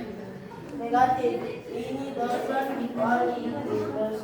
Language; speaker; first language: English; non-native, learner; Indonesian